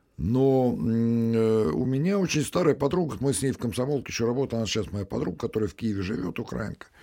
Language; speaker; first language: Russian; native; Russian